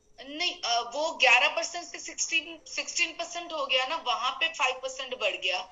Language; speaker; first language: Hindi; native; Hindi